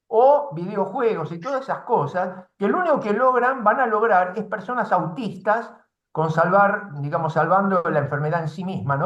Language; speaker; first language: Spanish; native; Spanish